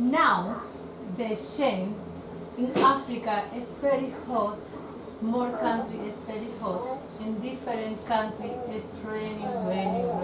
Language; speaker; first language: English; non-native, learner; Spanish